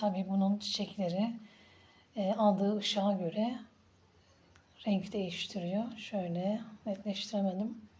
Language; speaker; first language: Turkish; native; Turkish